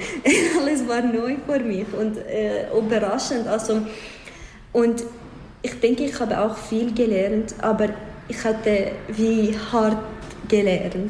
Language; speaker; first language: German; non-native, fluent; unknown